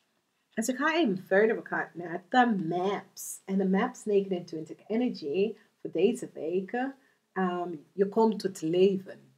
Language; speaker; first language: Dutch; non-native, fluent; English